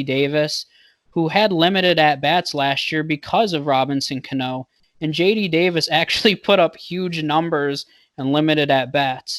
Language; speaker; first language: English; native; English